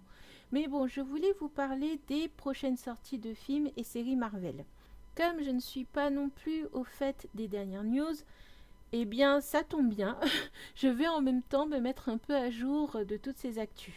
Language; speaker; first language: French; native; French